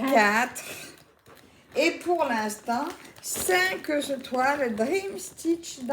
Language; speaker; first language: French; native; French